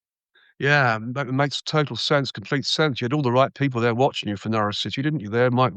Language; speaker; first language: English; native; English